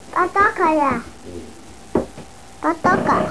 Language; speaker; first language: Japanese; native; Japanese